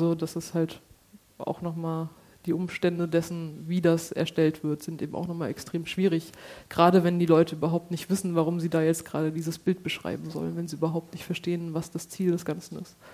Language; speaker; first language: German; native; German